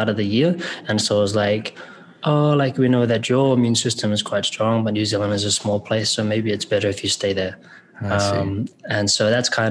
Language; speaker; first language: English; native; English